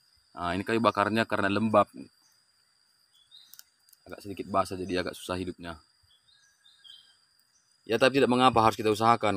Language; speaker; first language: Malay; non-native, local second language; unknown